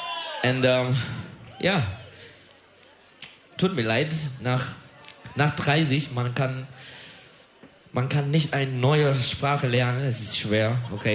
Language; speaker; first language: German; non-native, learner; Turkish